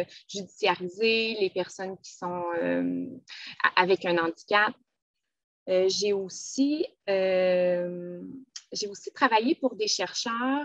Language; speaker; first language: French; native; French